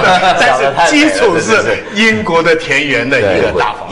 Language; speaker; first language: Chinese; native; Chinese